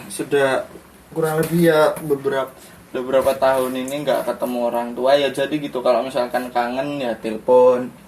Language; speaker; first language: Indonesian; native; Indonesian